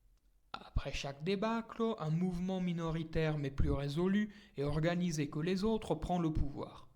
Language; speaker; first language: French; native; French